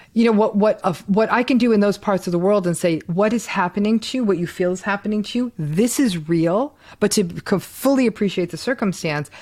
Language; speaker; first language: English; early bilingual, other home language; Hindi